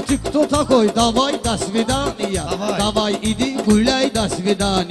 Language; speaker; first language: Russian; non-native, learner; Talysh